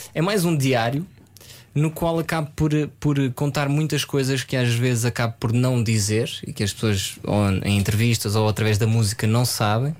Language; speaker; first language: Portuguese; early bilingual, other home language; French